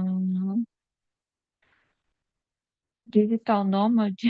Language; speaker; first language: English; non-native, learner; Portuguese